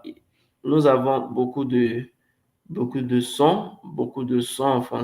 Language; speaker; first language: French; non-native, fluent; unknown